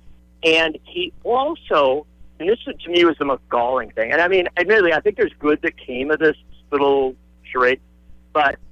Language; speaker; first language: English; native; English